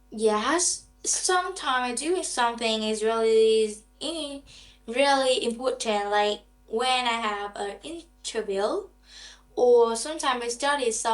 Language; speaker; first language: English; non-native, learner; Vietnamese